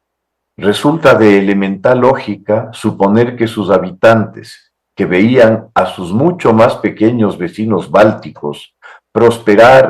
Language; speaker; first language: Spanish; native; Spanish